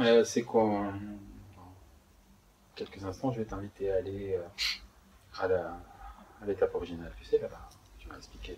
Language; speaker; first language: French; native; French